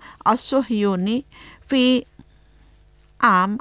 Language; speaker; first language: Arabic; non-native, fluent; Indonesian